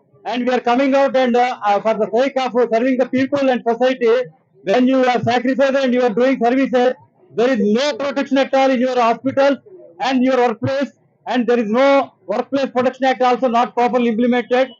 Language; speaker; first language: English; non-native, local second language; Telugu